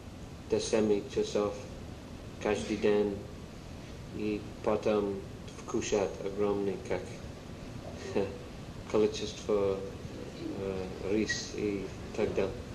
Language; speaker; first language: Russian; non-native, learner; English